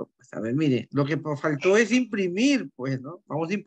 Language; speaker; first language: Spanish; native; Spanish